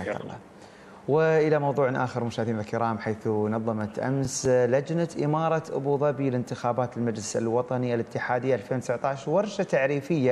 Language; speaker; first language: Arabic; native; Arabic